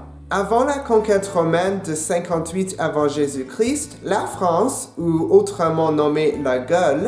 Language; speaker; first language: French; non-native, local second language; English